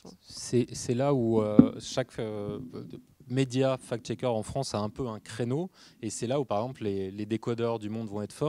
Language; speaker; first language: French; native; French